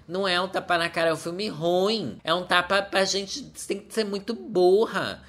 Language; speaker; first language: Portuguese; native; Portuguese